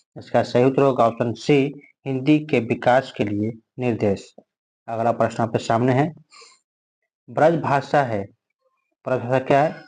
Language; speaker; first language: Hindi; native; Hindi